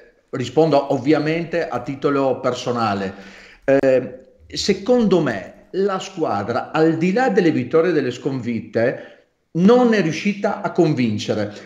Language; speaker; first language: Italian; native; Italian